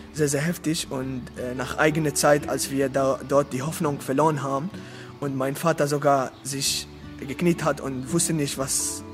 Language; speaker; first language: German; non-native, learner; Arabic